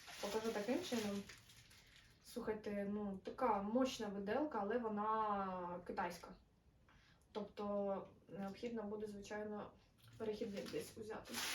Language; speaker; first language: Ukrainian; non-native, local second language; Russian